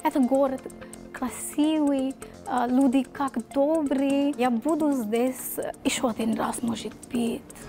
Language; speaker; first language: Russian; non-native, learner; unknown